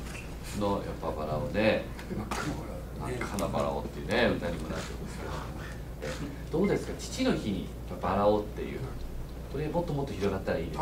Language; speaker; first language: Japanese; native; Japanese